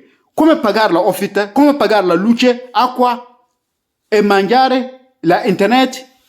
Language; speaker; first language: Italian; non-native, learner; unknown